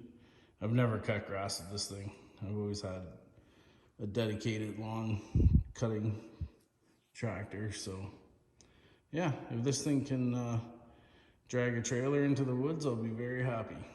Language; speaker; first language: English; native; English